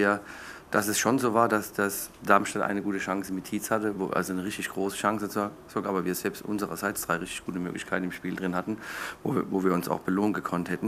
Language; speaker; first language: German; native; German